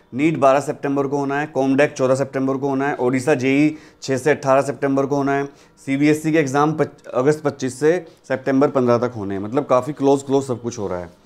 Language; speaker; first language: Hindi; native; Hindi